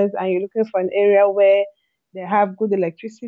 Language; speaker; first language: English; non-native, local second language; Igbo